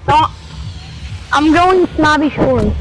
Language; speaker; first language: English; native; English